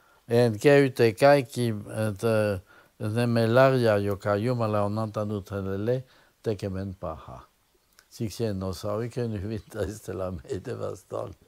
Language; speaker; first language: Finnish; non-native, fluent; French